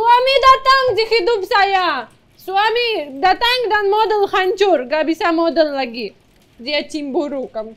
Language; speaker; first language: Indonesian; non-native, learner; Russian